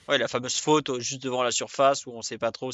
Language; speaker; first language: French; native; French